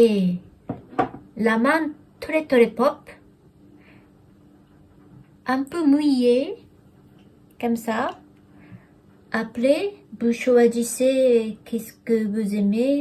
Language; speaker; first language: French; non-native, learner; Japanese